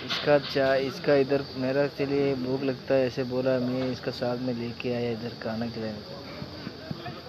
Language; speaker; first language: Hindi; non-native, local second language; Malayalam